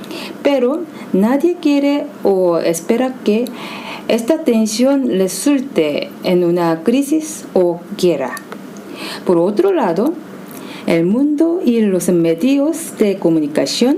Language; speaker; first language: Spanish; non-native, fluent; Korean